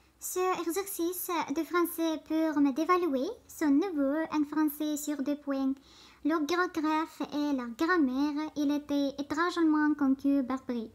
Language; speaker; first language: French; non-native, learner; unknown